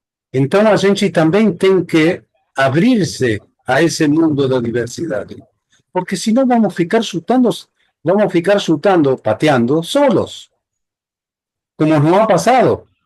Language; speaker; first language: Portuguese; non-native, fluent; Spanish